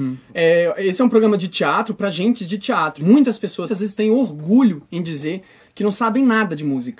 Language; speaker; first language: Portuguese; native; Portuguese